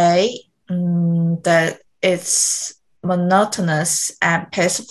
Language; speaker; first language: English; non-native, learner; Korean